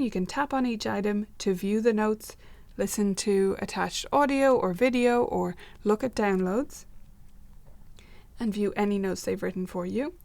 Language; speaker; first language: English; native; English